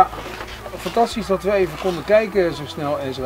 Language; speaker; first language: Dutch; native; Dutch